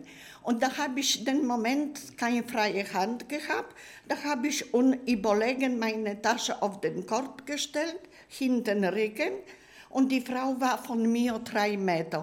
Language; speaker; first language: German; non-native, learner; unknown